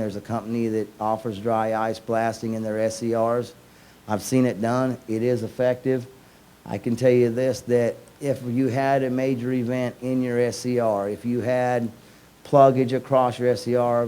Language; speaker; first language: English; native; English